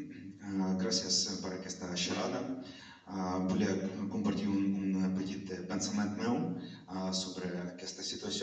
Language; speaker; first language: Catalan; non-native, fluent; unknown